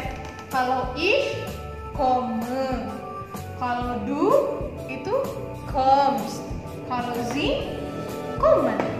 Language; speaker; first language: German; non-native, fluent; Indonesian